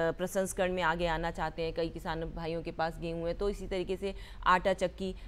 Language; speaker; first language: Hindi; native; Hindi